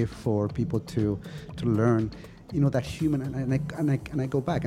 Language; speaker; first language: English; non-native, fluent; Spanish